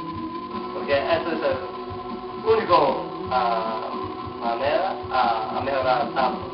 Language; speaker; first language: Spanish; non-native, learner; English